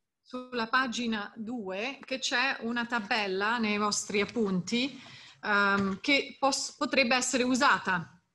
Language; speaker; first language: Italian; native; Italian